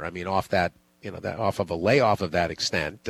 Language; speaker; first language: English; native; English